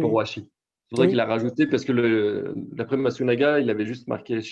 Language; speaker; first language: French; native; French